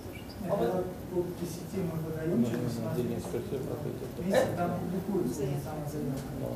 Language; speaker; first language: Russian; native; Russian